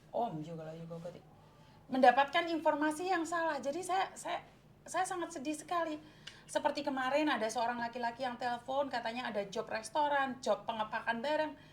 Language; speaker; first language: Indonesian; non-native, local second language; Javanese